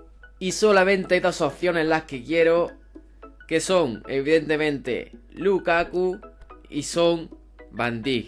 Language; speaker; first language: Spanish; native; Spanish